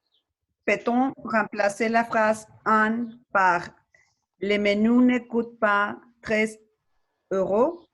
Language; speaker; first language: French; non-native, learner; Spanish